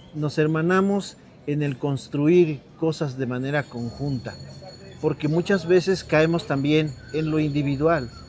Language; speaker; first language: Spanish; native; Spanish